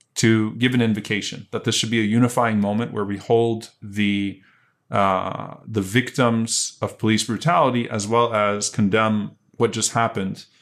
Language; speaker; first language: English; native; English